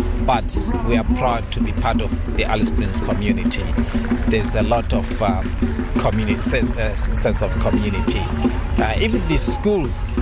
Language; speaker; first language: English; non-native, local second language; Shona